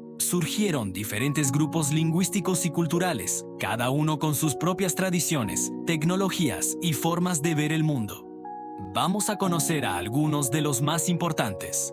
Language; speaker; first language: Spanish; native; Spanish